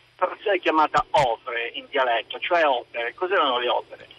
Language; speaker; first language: Italian; native; Italian